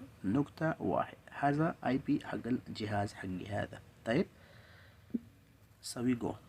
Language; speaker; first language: Arabic; non-native, learner; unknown